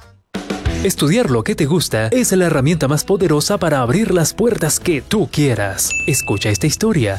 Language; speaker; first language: Spanish; native; Spanish